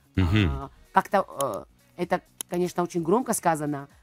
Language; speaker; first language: Russian; non-native, fluent; Georgian